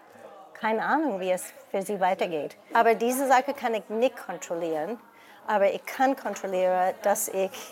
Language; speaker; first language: German; non-native, fluent; English